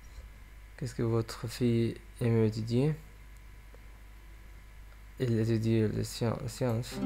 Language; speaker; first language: French; non-native, learner; English